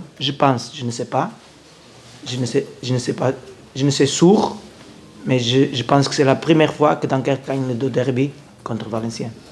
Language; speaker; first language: French; non-native, learner; Portuguese